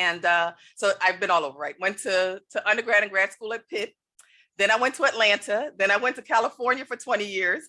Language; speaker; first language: English; native; English